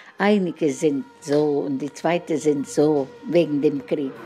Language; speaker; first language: German; non-native, learner; Russian